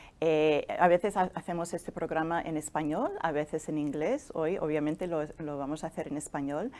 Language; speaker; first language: Spanish; non-native, fluent; English